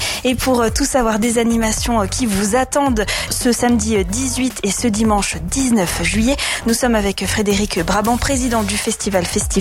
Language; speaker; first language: French; native; French